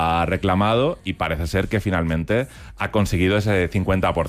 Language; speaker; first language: Spanish; native; Spanish